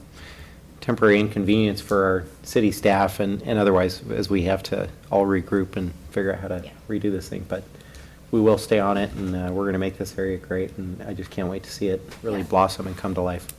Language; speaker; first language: English; native; English